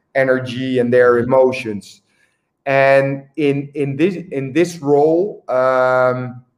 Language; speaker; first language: English; non-native, fluent; Dutch